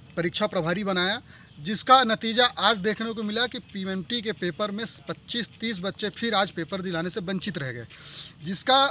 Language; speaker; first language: Hindi; native; Hindi